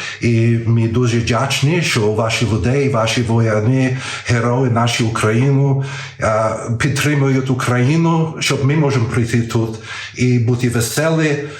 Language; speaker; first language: Ukrainian; early bilingual, heritage; Ukrainian